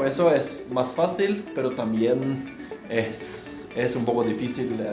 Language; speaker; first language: Spanish; non-native, fluent; Norwegian